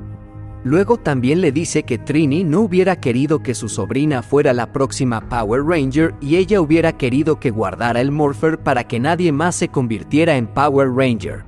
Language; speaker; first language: Spanish; native; Spanish